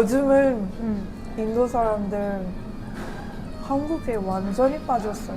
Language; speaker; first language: Korean; non-native, fluent; Hindi